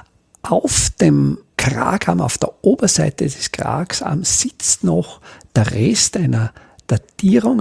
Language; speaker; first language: German; native; German